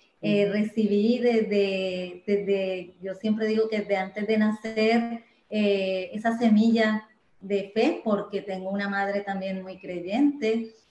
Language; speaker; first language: Spanish; native; Spanish